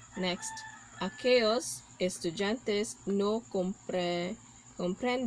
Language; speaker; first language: Spanish; non-native, learner; Cebuano